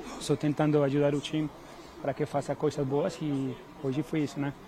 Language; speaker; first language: Portuguese; non-native, learner; Spanish